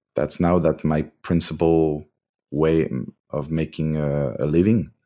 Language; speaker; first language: English; non-native, fluent; French